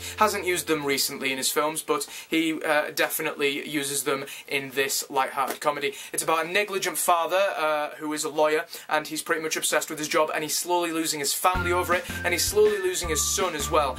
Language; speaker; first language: English; native; English